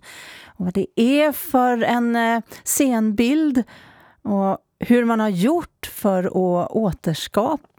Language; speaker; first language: Swedish; native; Swedish